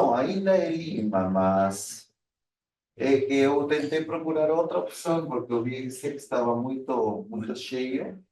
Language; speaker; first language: Portuguese; non-native, fluent; Spanish